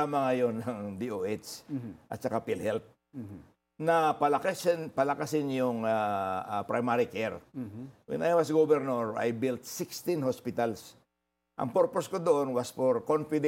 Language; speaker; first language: Filipino; non-native, local second language; Cebuano